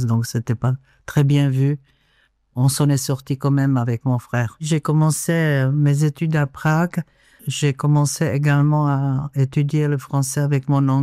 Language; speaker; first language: French; non-native, fluent; Czech